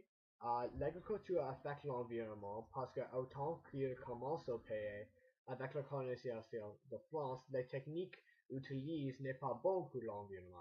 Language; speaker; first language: French; non-native, learner; English